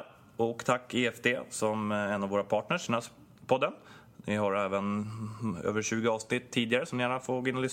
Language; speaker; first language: Swedish; native; Swedish